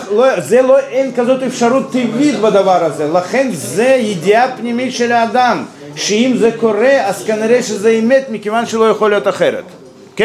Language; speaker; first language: Hebrew; non-native, fluent; Russian